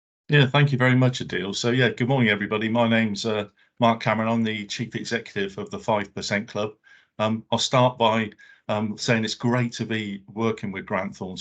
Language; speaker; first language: English; native; English